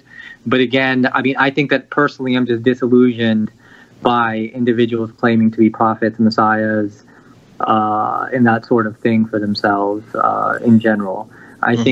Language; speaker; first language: English; native; English